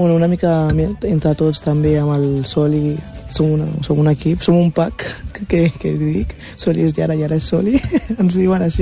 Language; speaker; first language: Catalan; early bilingual, other home language; Wolof